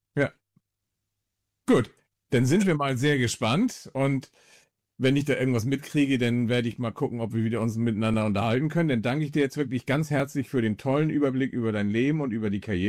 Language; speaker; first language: German; native; German